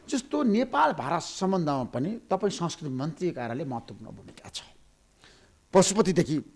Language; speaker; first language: Nepali; native; Nepali